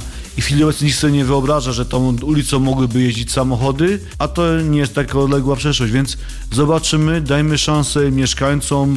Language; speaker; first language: Polish; native; Polish